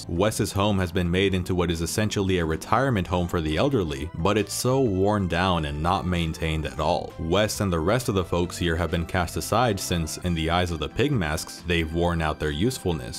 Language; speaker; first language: English; native; English